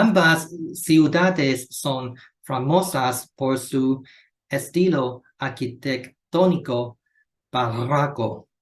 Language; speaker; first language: Spanish; non-native, learner; Chinese